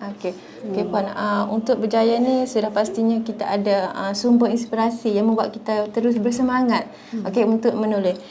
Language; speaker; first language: Malay; native; Malay